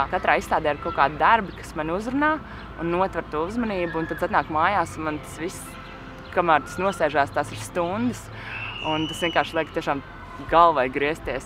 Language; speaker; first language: Latvian; native; Latvian